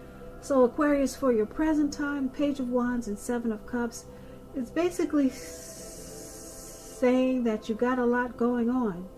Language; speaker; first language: English; native; English